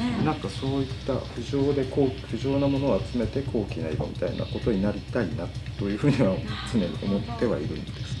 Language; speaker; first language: Japanese; native; Japanese